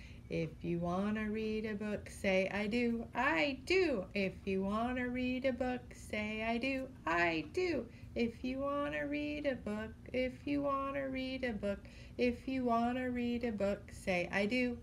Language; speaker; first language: English; native; English